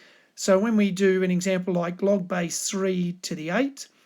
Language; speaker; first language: English; native; English